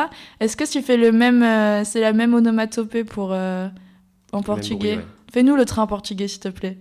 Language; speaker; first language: French; native; French